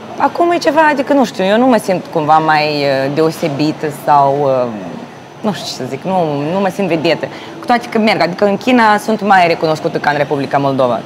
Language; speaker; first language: Romanian; native; Romanian